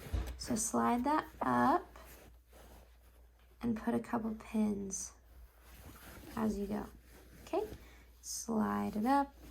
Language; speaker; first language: English; native; English